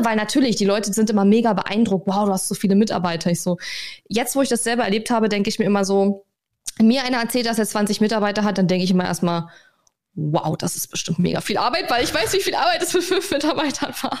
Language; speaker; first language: German; native; German